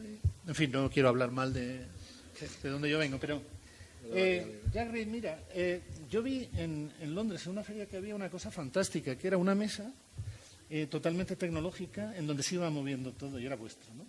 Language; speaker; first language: Spanish; native; Spanish